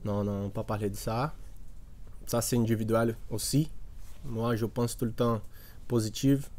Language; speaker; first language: French; non-native, learner; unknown